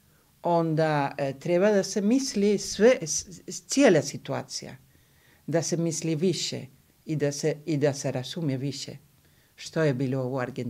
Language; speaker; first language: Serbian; early bilingual, heritage; Spanish